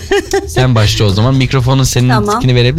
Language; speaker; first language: Turkish; native; Turkish